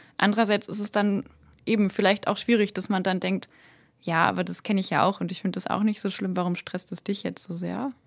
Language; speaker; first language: German; native; German